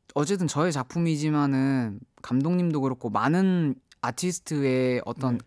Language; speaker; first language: Korean; native; Korean